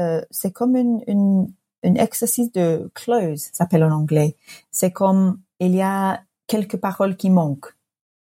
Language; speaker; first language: French; non-native, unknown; English